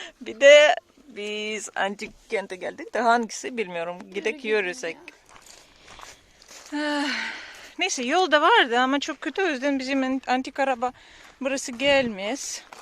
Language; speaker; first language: Turkish; non-native, learner; Russian